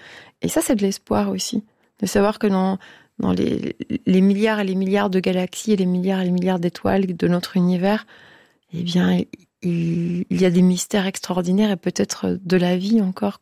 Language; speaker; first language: French; native; French